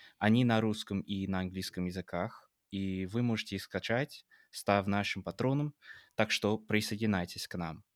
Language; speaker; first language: Russian; non-native, fluent; English